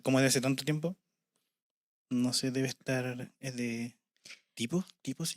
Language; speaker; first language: Spanish; native; Spanish